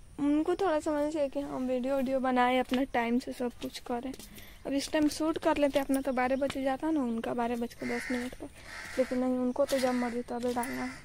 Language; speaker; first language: Hindi; native; Hindi